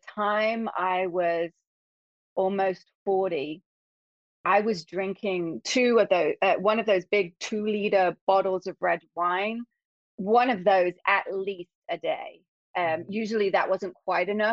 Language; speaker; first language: English; native; English